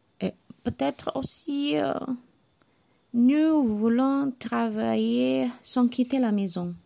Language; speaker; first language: French; non-native, learner; Javanese